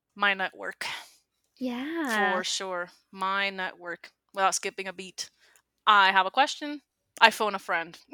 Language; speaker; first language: English; non-native, fluent; Spanish